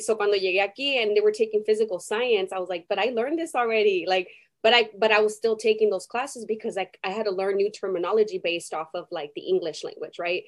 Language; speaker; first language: English; non-native, fluent; Spanish